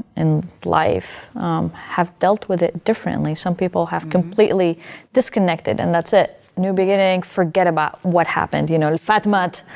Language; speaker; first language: English; non-native, fluent; Arabic